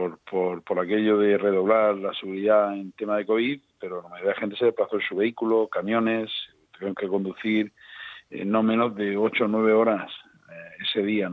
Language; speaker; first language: Spanish; native; Spanish